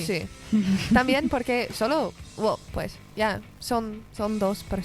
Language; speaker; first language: Spanish; non-native, learner; English